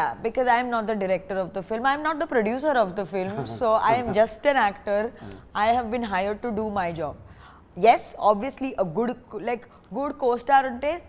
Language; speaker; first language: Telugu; non-native, learner; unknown